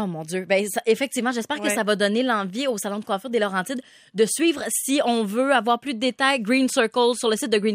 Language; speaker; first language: French; native; French